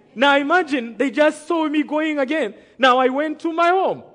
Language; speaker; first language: English; non-native, local second language; Kinyarwanda